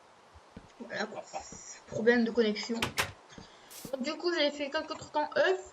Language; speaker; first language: French; native; French